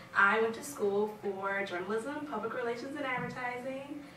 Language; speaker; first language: English; native; English